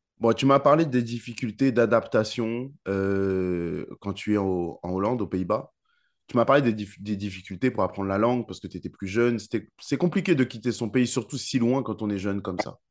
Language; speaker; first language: French; native; French